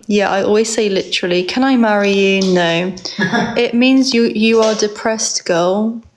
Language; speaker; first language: English; early bilingual, other home language; Georgian